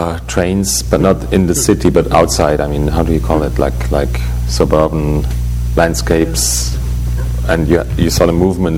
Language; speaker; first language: English; non-native, fluent; German